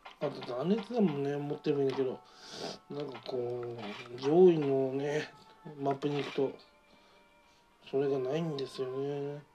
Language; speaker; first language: Japanese; native; Japanese